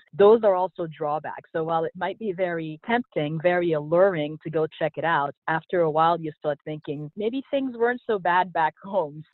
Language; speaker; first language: English; early bilingual, other home language; Haitian Creole